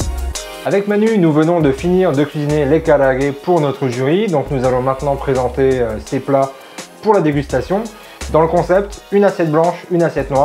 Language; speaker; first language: French; native; French